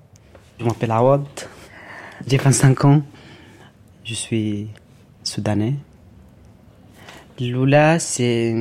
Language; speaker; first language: French; non-native, learner; Arabic